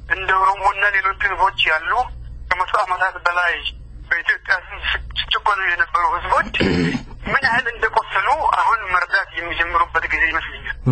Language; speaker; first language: Amharic; non-native, local second language; Oromo